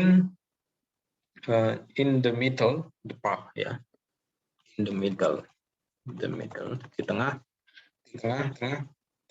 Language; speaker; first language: English; non-native, local second language; Indonesian